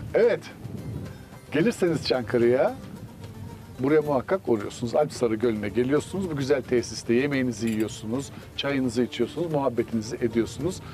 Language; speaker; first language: Turkish; native; Turkish